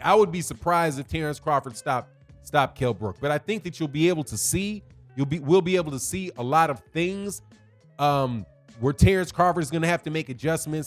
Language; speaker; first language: English; native; English